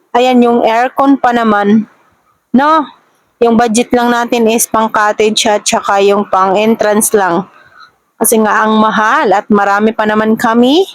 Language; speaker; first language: Filipino; non-native, local second language; Cebuano